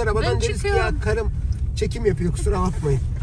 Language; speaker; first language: Turkish; native; Turkish